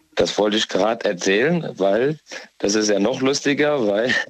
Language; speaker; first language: German; native; German